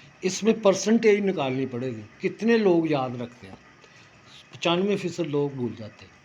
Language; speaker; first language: Urdu; non-native, local second language; Punjabi